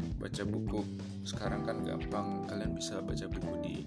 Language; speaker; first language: Indonesian; native; Indonesian